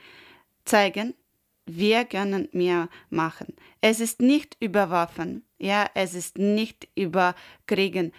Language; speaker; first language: German; non-native, learner; Ukrainian